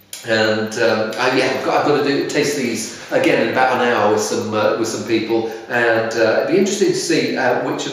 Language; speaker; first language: English; native; English